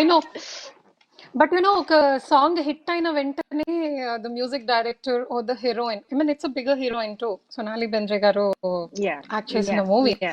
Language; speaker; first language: Telugu; native; Telugu